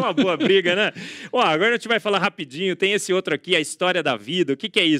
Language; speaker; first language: Portuguese; native; Portuguese